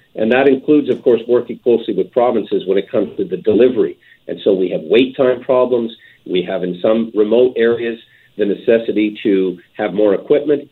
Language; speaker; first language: English; native; English